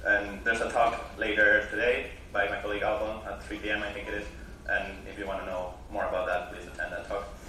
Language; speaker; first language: English; non-native, fluent; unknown